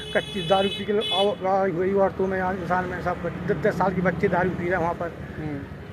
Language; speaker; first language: Hindi; native; Hindi